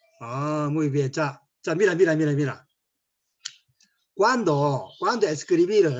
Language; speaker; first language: Spanish; non-native, learner; Korean